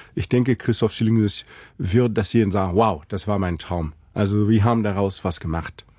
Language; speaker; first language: German; non-native, fluent; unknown